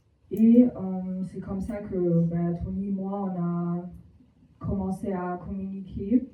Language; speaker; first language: French; non-native, fluent; German